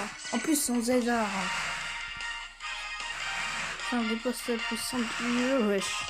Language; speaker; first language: French; native; French